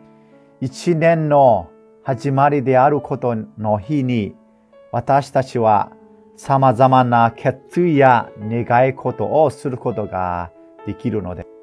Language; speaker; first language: Japanese; non-native, fluent; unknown